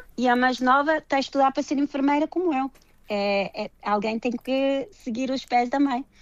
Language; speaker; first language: Portuguese; early bilingual, heritage; Portuguese